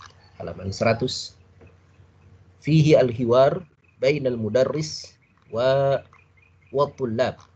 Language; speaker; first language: Arabic; non-native, fluent; Indonesian